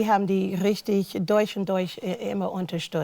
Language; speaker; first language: German; non-native, fluent; English